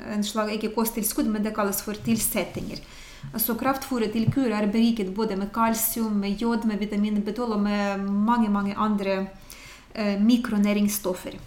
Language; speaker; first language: Norwegian; non-native, fluent; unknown